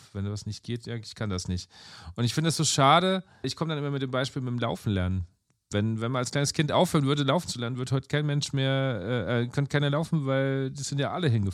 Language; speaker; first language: German; native; German